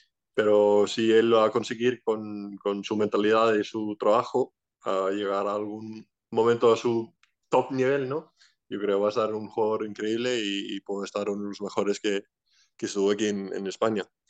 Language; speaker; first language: Spanish; non-native, fluent; Icelandic